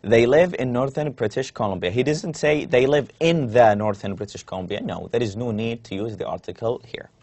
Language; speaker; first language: English; non-native, fluent; Arabic